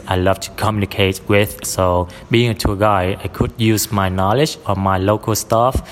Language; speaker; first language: English; non-native, fluent; Vietnamese